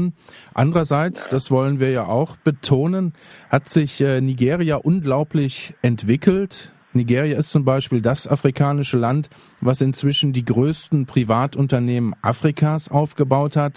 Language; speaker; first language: German; native; German